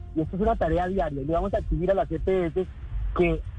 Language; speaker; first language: Spanish; native; Spanish